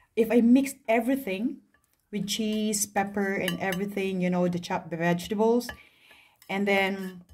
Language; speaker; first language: English; non-native, local second language; Filipino